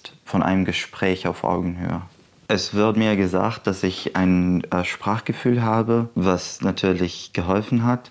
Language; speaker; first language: German; non-native, fluent; Arabic